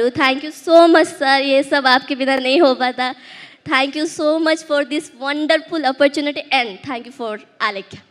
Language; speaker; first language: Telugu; non-native, learner; Odia